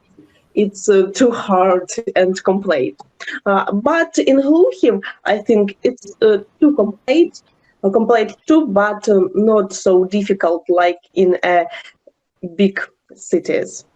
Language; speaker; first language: English; non-native, learner; Ukrainian